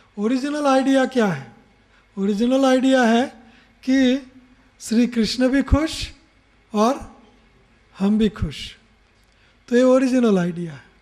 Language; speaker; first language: Hindi; native; Hindi